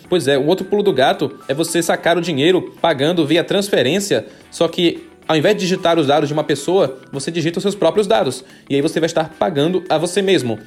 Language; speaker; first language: Portuguese; native; Portuguese